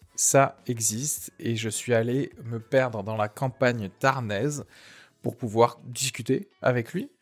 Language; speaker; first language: French; native; French